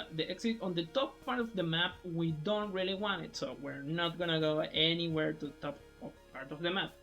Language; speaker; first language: English; non-native, fluent; Spanish